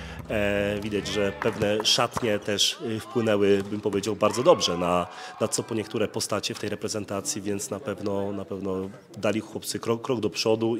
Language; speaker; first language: Polish; native; Polish